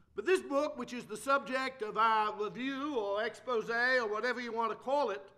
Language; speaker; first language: English; native; English